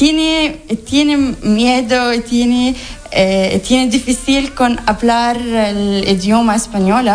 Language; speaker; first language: Spanish; non-native, learner; Arabic